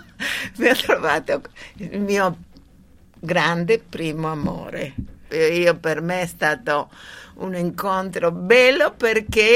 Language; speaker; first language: Italian; non-native, fluent; Spanish